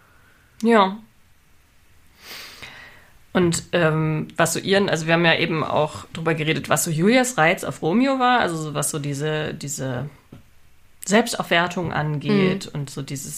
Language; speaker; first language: German; native; German